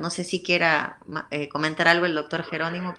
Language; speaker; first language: Spanish; native; Spanish